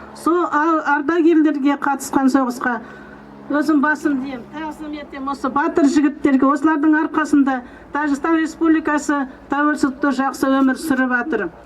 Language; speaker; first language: Kazakh; native; Kazakh